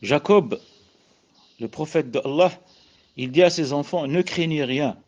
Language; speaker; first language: French; non-native, local second language; Arabic